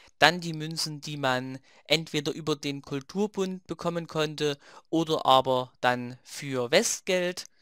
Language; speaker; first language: German; native; German